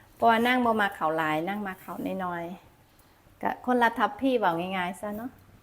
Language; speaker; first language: Thai; non-native, local second language; Northeastern Thai